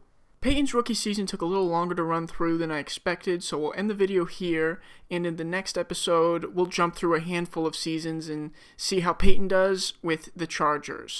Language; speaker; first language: English; native; English